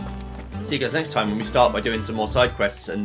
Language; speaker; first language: English; native; English